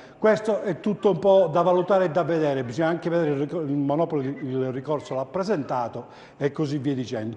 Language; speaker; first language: Italian; native; Italian